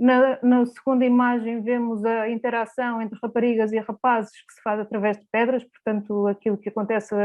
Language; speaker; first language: Portuguese; native; Portuguese